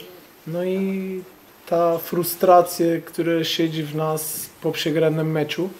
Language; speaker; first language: Polish; non-native, fluent; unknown